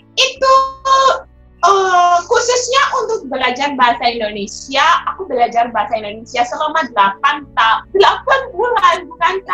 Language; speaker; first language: Indonesian; non-native, fluent; Shona